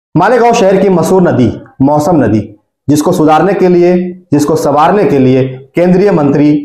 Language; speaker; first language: Hindi; non-native, local second language; Urdu